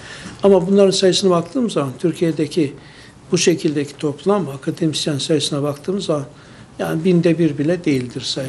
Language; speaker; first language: Turkish; native; Turkish